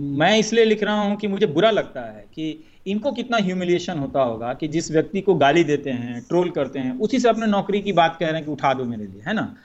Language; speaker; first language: Hindi; native; Hindi